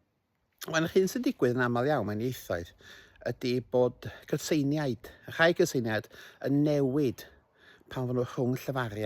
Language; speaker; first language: Welsh; native; Welsh